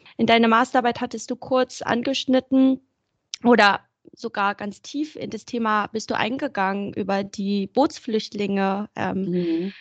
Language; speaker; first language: German; early bilingual, other home language; Vietnamese